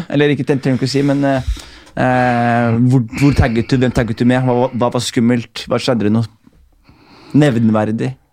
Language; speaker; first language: Norwegian; early bilingual, other home language; Somali